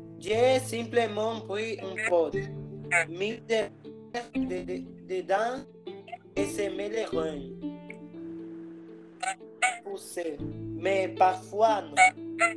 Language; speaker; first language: French; non-native, learner; Spanish